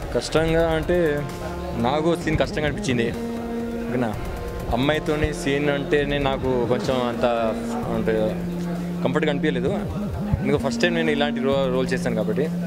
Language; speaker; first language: Telugu; non-native, learner; Hindi